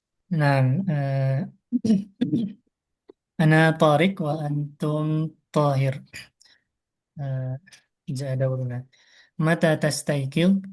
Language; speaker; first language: Arabic; non-native, fluent; Indonesian